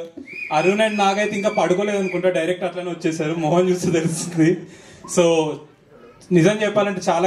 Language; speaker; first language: Telugu; native; Telugu